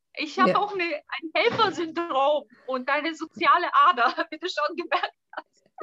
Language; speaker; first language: German; non-native, fluent; Bulgarian